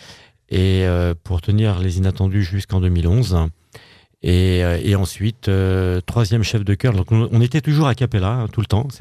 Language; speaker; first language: French; native; French